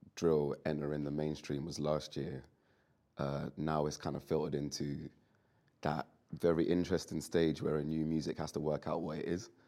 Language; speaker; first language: English; native; English